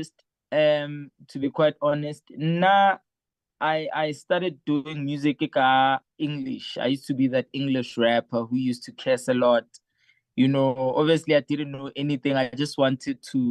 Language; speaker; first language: English; non-native, local second language; Southern Sotho